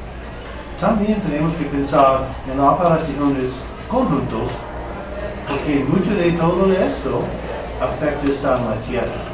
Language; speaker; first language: Spanish; non-native, fluent; English